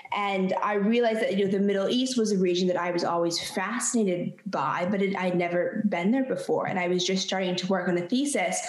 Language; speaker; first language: English; native; English